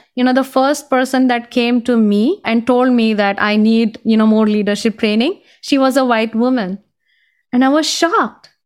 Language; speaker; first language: English; non-native, local second language; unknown